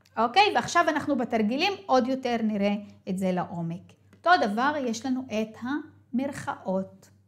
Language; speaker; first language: Hebrew; non-native, local second language; Arabic